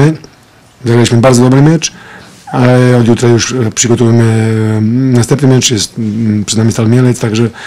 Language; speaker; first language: Polish; non-native, fluent; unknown